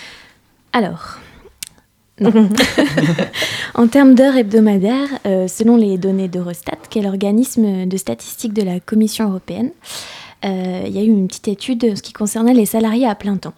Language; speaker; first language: French; native; French